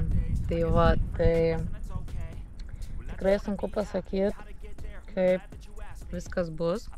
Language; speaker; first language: Lithuanian; native; Lithuanian